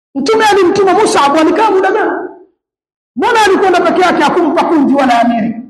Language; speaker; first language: Swahili; native; Swahili